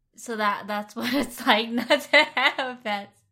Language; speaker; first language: English; non-native, fluent; Vietnamese